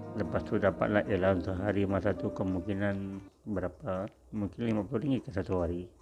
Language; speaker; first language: Malay; non-native, local second language; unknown